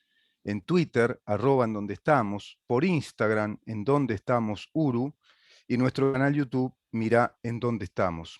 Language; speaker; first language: Spanish; native; Spanish